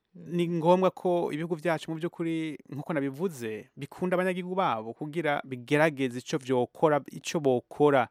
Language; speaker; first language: Rundi; early bilingual, heritage; Rundi